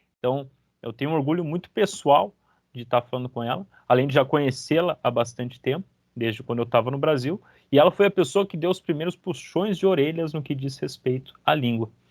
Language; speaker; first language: Portuguese; native; Portuguese